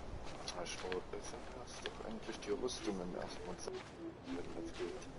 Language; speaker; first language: German; native; German